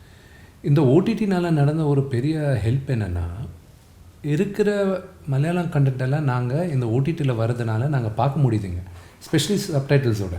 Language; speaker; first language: Tamil; non-native, local second language; Telugu